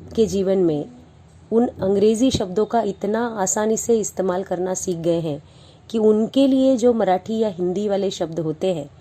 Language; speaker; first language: Hindi; non-native, local second language; Marathi